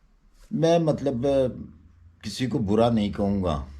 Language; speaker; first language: Urdu; native; Urdu